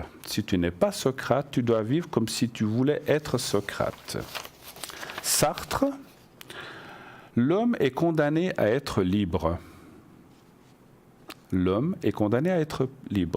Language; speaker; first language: French; native; French